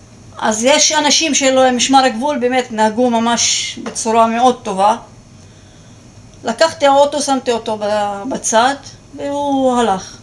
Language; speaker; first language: Hebrew; non-native, local second language; Arabic